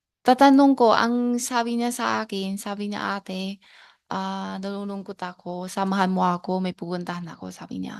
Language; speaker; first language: Filipino; non-native, learner; Chinese